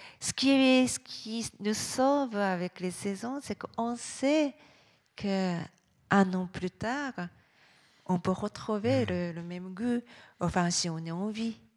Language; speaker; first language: French; non-native, fluent; Japanese